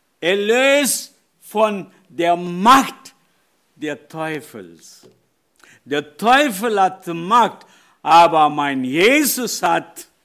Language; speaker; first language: German; non-native, learner; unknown